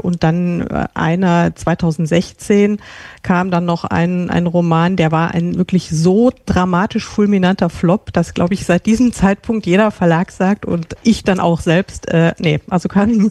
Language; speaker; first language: German; native; German